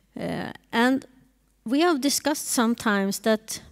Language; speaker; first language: English; non-native, fluent; Swedish